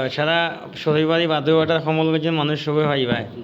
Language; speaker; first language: Bangla; non-native, local second language; Sylheti